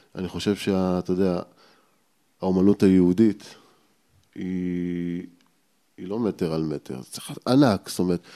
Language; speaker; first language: Hebrew; native; Hebrew